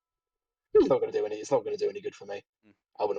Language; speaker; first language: English; native; English